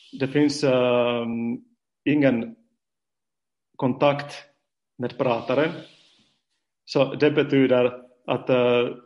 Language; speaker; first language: Swedish; non-native, fluent; Finnish